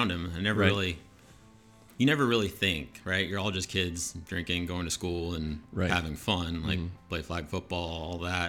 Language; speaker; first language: English; native; English